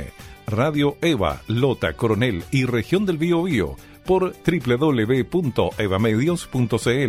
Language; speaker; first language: Spanish; native; Spanish